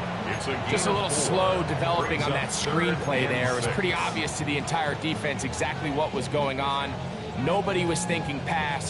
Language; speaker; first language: English; native; English